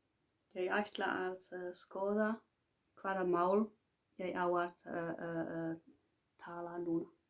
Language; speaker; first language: Icelandic; non-native, learner; Finnish